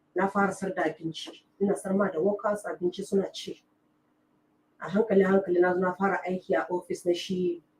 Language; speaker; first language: Hausa; non-native, local second language; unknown